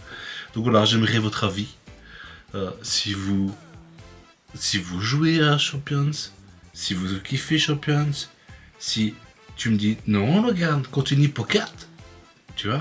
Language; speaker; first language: French; native; French